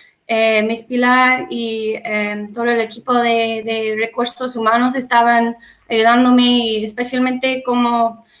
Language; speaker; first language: Spanish; non-native, learner; English